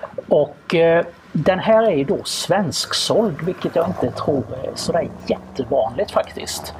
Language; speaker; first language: Swedish; native; Swedish